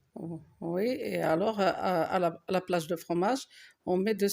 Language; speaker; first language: French; non-native, local second language; Arabic